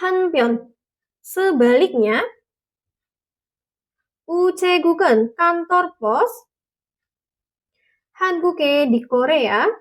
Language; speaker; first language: Korean; non-native, fluent; Indonesian